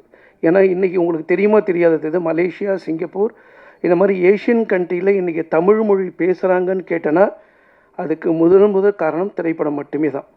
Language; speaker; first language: Tamil; native; Tamil